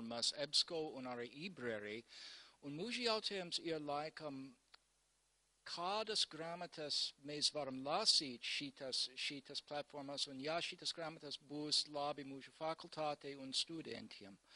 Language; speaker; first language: Latvian; non-native, learner; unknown